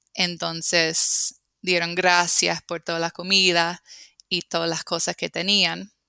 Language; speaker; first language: Spanish; non-native, fluent; English